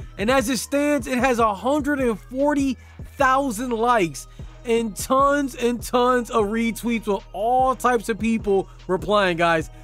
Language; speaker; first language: English; native; English